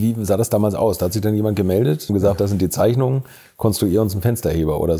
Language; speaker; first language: German; native; German